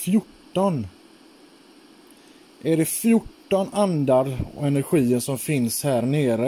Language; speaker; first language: Swedish; native; Swedish